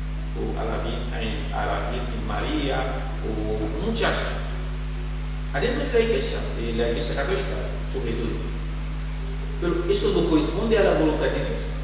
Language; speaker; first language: Spanish; non-native, fluent; French